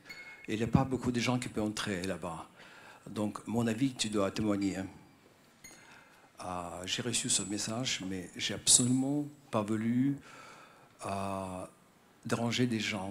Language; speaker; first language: French; non-native, fluent; Russian